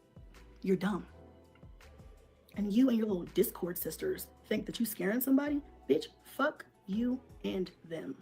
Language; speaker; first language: English; native; English